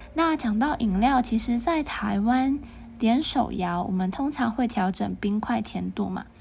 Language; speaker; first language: Chinese; non-native, local second language; Cantonese